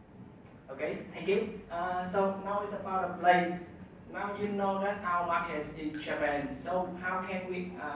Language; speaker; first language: English; non-native, learner; Vietnamese